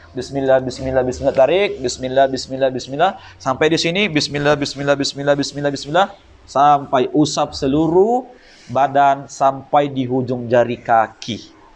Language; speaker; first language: Malay; native; Malay